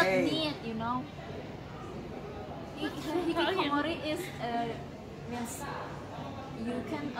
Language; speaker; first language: English; non-native, learner; Indonesian